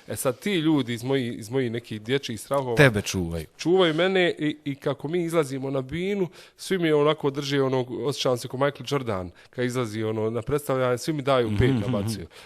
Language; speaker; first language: Bosnian; native; Bosnian